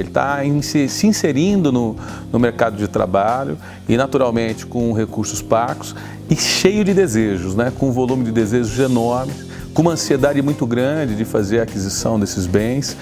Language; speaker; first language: Portuguese; native; Portuguese